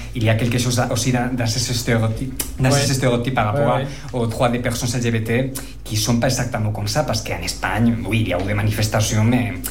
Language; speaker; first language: French; non-native, fluent; Spanish